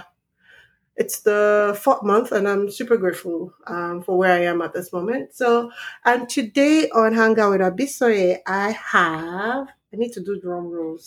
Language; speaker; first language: English; non-native, local second language; Yoruba